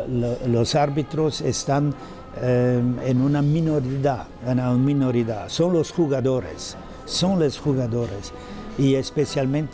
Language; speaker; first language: Spanish; non-native, fluent; German